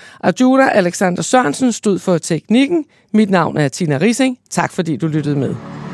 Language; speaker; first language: Danish; native; Danish